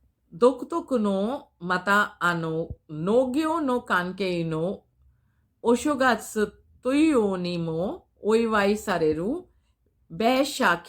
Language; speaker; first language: Japanese; non-native, fluent; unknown